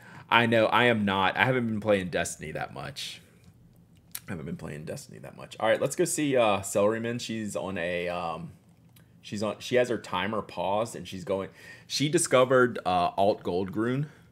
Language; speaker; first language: English; native; English